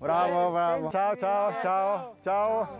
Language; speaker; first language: Italian; non-native, learner; Korean